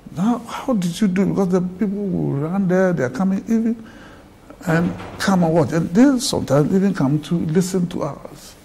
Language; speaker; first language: English; non-native, local second language; Ga